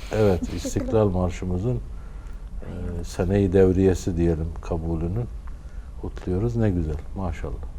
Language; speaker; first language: Turkish; native; Turkish